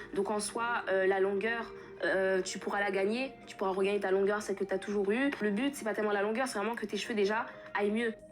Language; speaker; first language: French; early bilingual, other home language; Fula